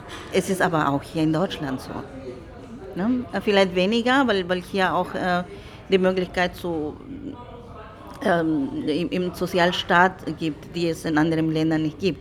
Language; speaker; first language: German; non-native, fluent; Spanish